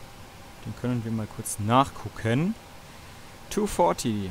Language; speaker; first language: German; native; German